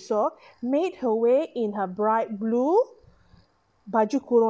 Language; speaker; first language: English; non-native, local second language; Chinese